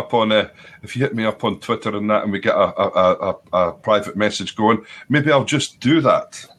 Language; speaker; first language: English; native; English